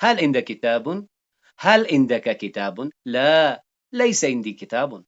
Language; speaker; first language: Arabic; non-native, fluent; Urdu